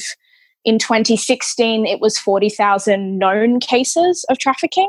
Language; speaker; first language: English; native; English